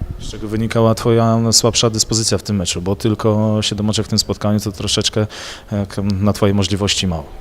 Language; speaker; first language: Polish; native; Polish